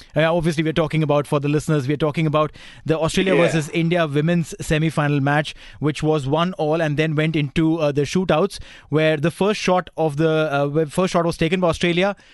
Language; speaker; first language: English; non-native, local second language; Hindi